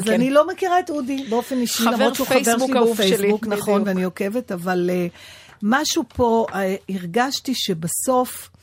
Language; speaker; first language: Hebrew; native; Hebrew